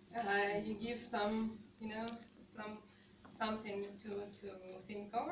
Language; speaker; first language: English; non-native, fluent; Russian